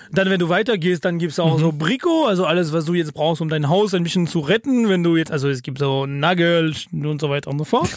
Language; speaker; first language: German; non-native, fluent; French